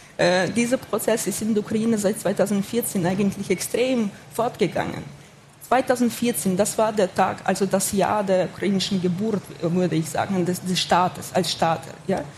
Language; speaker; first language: German; non-native, fluent; Ukrainian